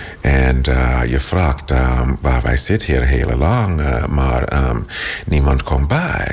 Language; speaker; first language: Dutch; non-native, learner; English